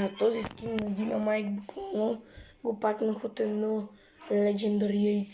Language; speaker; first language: Bulgarian; native; Bulgarian